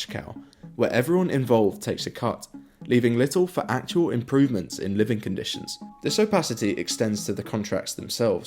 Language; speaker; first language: English; native; English